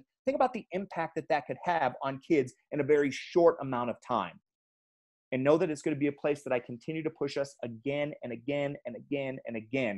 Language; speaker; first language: English; native; English